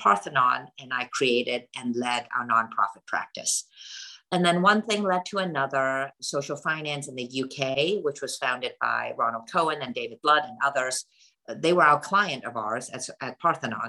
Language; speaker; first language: English; non-native, local second language; Cantonese